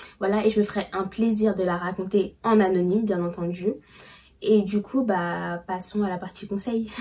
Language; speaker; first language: French; early bilingual, other home language; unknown